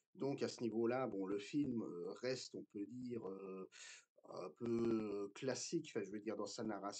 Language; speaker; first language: French; native; French